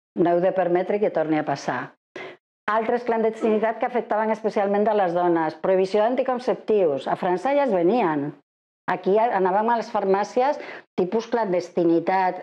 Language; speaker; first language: Catalan; non-native, fluent; Spanish